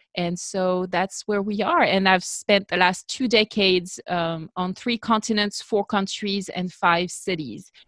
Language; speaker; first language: English; non-native, fluent; French